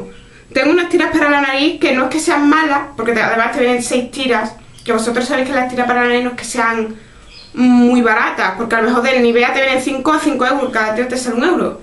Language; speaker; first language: Spanish; native; Spanish